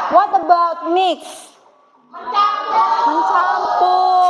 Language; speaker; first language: English; non-native, learner; Indonesian